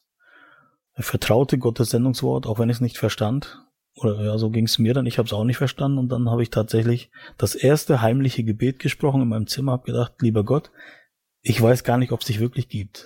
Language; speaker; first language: German; native; German